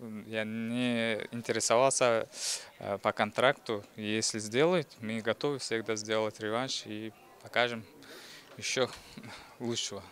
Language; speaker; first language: Russian; non-native, learner; Uzbek